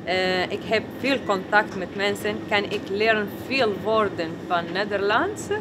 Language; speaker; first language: Dutch; early bilingual, other home language; Arabic